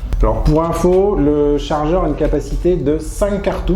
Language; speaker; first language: French; native; French